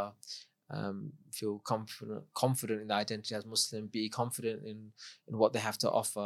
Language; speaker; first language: English; native; English